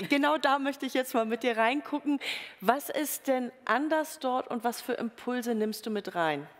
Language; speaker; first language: German; native; German